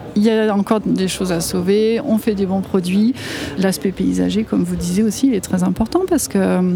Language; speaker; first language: French; native; French